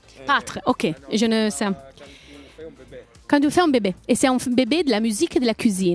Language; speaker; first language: French; non-native, learner; Italian